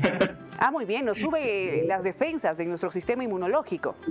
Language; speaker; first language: Spanish; native; Spanish